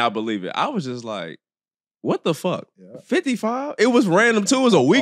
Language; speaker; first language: English; native; English